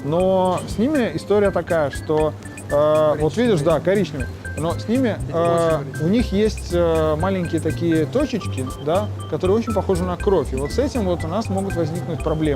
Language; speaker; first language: Russian; native; Russian